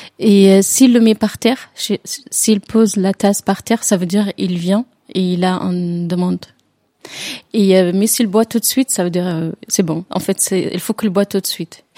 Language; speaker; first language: French; non-native, fluent; Arabic